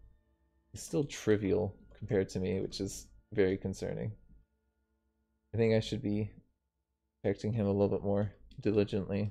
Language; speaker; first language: English; native; English